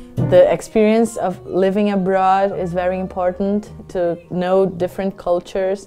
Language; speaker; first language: English; non-native, fluent; Portuguese